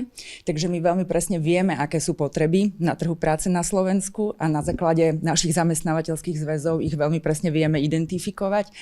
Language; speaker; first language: Slovak; native; Slovak